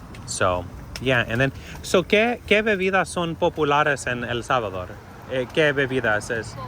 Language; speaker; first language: Spanish; non-native, learner; English